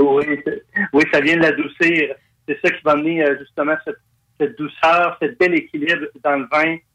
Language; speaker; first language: French; native; French